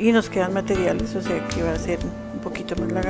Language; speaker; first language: Spanish; native; Spanish